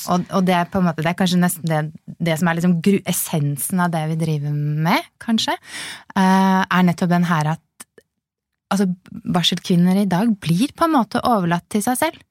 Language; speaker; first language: Norwegian; native; Norwegian